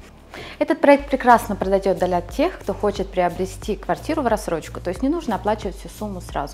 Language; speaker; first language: Russian; native; Russian